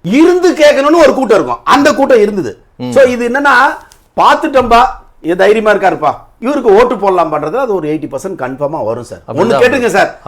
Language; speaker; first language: Tamil; native; Tamil